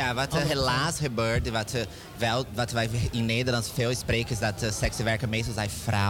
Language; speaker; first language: Dutch; non-native, learner; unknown